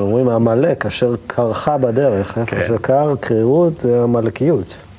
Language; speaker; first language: Hebrew; native; Hebrew